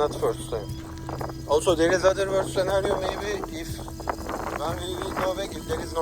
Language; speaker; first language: English; non-native, learner; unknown